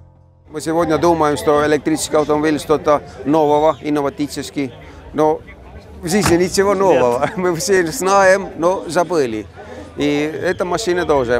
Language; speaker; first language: Russian; non-native, fluent; Estonian